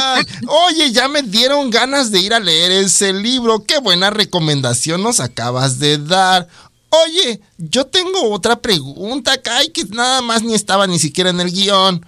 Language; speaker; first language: Spanish; early bilingual, other home language; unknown